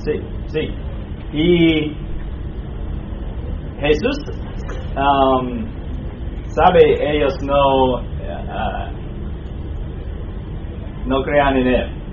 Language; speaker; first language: Spanish; non-native, fluent; English